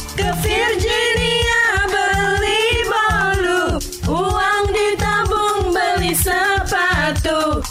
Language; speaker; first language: Indonesian; native; Indonesian